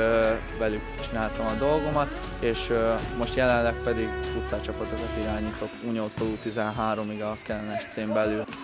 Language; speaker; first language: Hungarian; native; Hungarian